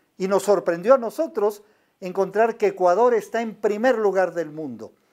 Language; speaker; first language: Spanish; native; Spanish